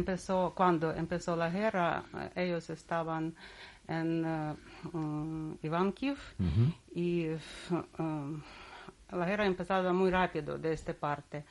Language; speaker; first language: Spanish; non-native, learner; Russian